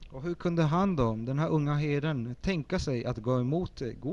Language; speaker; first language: Swedish; early bilingual, other home language; Spanish